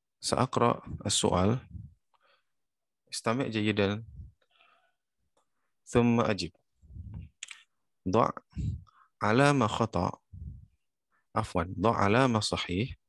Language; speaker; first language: Arabic; non-native, fluent; Indonesian